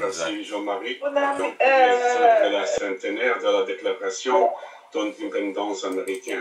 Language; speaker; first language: French; non-native, learner; English